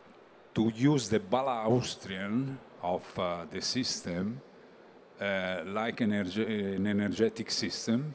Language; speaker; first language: English; non-native, learner; Italian